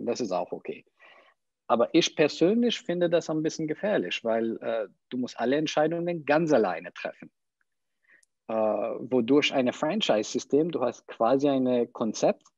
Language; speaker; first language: German; non-native, fluent; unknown